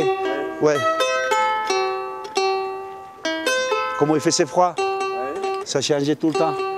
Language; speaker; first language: French; non-native, fluent; Spanish